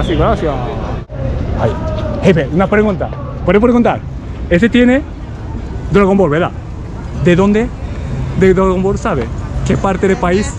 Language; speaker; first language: Spanish; non-native, learner; Japanese